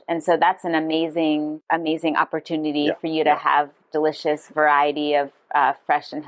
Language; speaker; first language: English; non-native, fluent; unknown